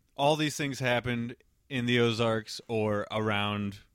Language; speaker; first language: English; early bilingual, other home language; Spanish